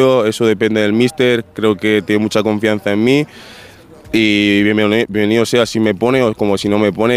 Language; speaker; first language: Spanish; native; Spanish